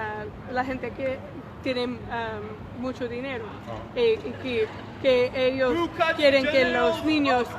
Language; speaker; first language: Spanish; non-native, learner; English